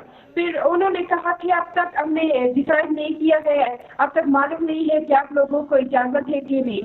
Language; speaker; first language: Hindi; non-native, fluent; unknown